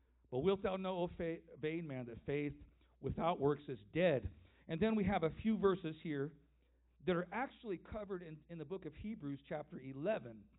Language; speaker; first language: English; native; English